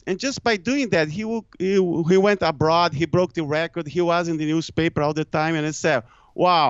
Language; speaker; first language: English; non-native, fluent; Portuguese